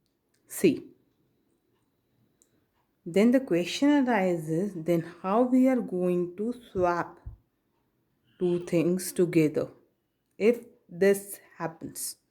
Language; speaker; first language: English; non-native, local second language; Hindi